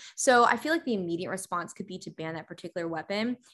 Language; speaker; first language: English; native; English